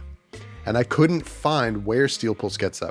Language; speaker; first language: English; native; English